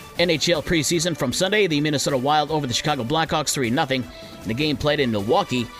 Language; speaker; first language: English; native; English